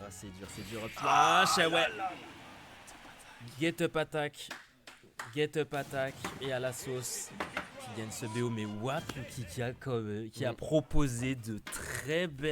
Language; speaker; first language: French; native; French